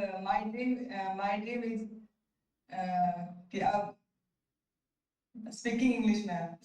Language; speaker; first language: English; non-native, learner; Hindi